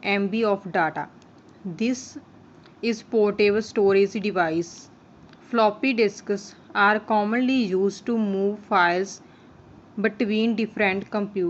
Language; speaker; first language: English; non-native, local second language; Punjabi